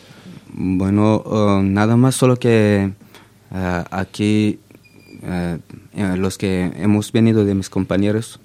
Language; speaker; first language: Spanish; non-native, fluent; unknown